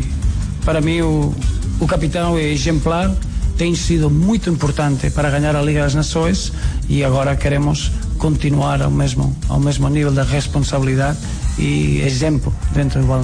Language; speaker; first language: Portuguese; non-native, fluent; Spanish